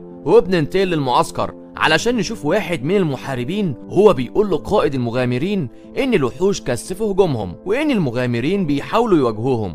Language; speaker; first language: Arabic; native; Arabic